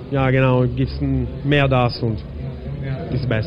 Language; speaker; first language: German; non-native, learner; Italian